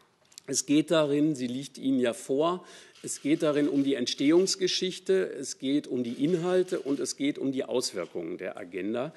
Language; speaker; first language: German; native; German